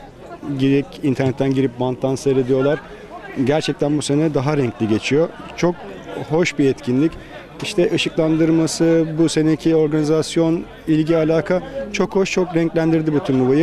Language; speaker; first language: Turkish; native; Turkish